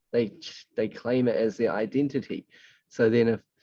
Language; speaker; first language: English; native; English